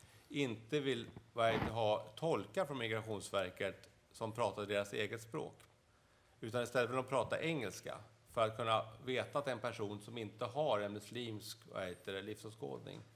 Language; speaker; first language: Swedish; native; Swedish